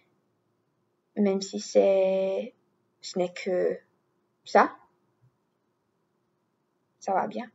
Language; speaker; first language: French; non-native, learner; English